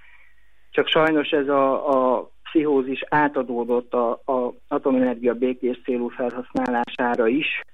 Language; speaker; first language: Hungarian; native; Hungarian